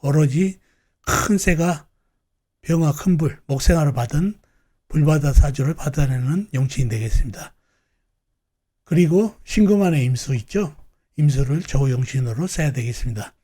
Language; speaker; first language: Korean; native; Korean